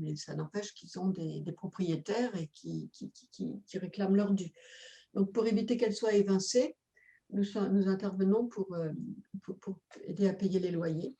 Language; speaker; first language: French; native; French